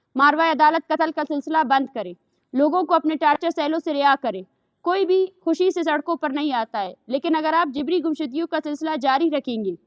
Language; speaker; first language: Urdu; non-native, local second language; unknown